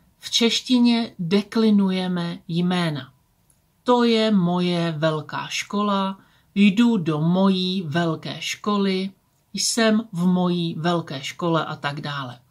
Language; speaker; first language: Czech; native; Czech